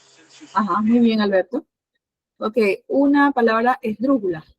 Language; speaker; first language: Spanish; native; Spanish